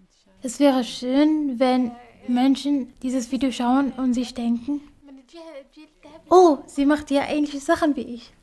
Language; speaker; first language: German; non-native, fluent; Kurdish